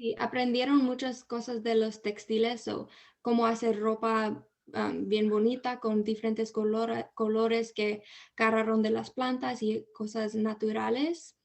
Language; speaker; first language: Spanish; early bilingual, heritage; Spanish